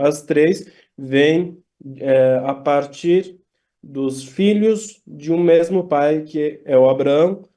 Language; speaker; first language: Portuguese; non-native, fluent; Turkish